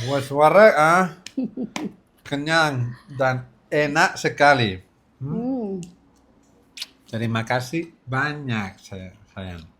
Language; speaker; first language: Indonesian; non-native, learner; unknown